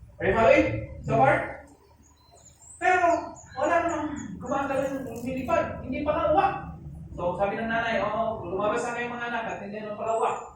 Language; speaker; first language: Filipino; non-native, local second language; Hiligaynon